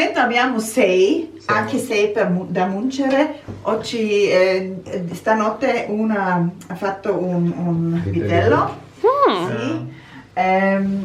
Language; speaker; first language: Italian; non-native, learner; German